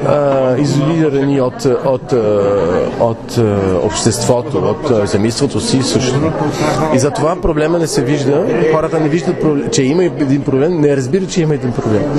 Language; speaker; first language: Bulgarian; non-native, fluent; French